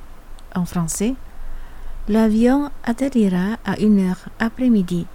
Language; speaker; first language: French; non-native, fluent; Indonesian